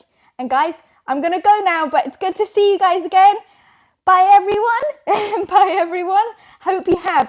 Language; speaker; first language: English; native; English